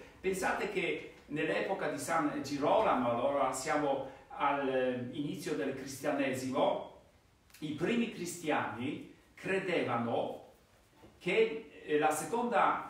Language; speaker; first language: Italian; non-native, fluent; Polish